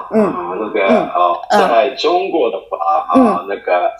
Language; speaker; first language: Chinese; non-native, fluent; Japanese